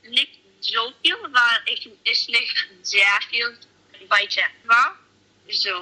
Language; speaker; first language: German; non-native, learner; English